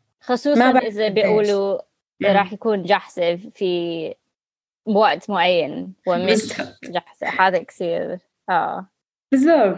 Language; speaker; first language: Arabic; non-native, learner; English